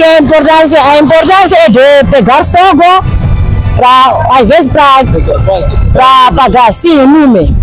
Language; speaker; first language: Portuguese; non-native, local second language; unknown